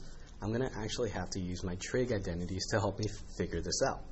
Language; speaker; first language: English; native; English